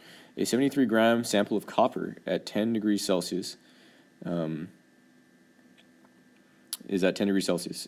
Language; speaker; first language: English; native; English